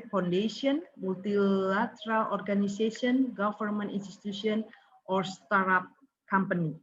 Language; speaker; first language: English; non-native, learner; Indonesian